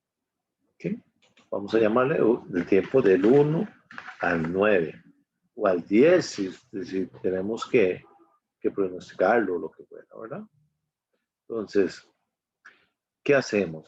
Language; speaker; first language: Spanish; native; Spanish